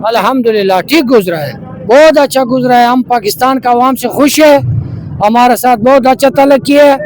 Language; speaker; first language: Hindi; non-native, learner; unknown